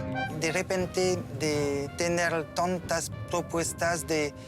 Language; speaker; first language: Spanish; non-native, learner; French